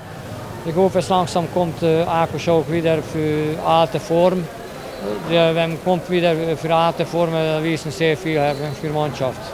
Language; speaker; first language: German; non-native, learner; Hungarian